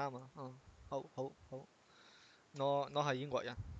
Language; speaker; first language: Chinese; non-native, learner; English